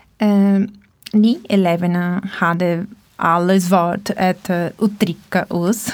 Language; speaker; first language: Swedish; non-native, learner; Portuguese